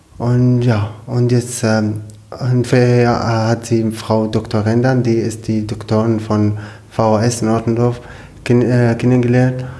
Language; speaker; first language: German; non-native, learner; Arabic